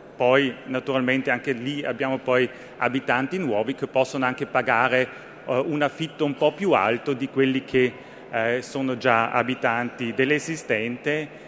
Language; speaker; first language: Italian; non-native, fluent; German